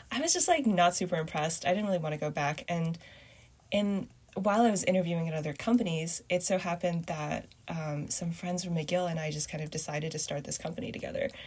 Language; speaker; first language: English; early bilingual, other home language; Chinese